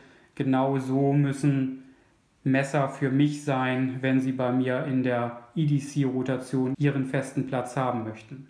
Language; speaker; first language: German; native; German